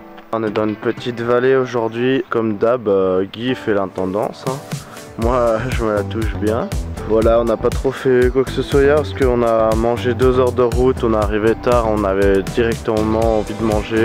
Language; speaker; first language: French; native; French